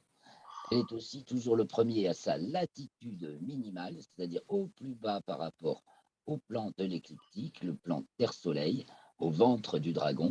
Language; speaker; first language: French; native; French